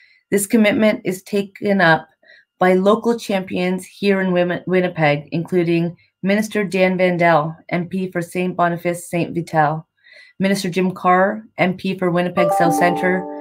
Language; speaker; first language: English; native; English